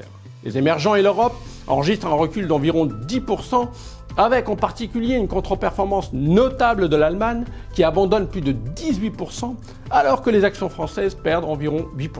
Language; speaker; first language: French; native; French